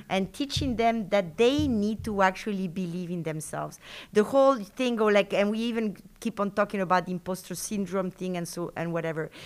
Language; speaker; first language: English; non-native, fluent; Spanish